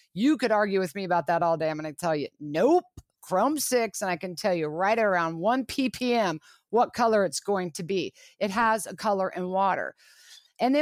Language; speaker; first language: English; native; English